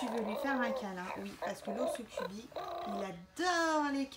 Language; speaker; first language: French; native; French